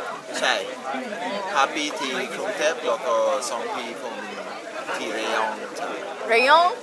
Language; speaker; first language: Thai; non-native, fluent; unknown